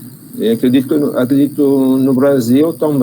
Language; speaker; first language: Portuguese; non-native, learner; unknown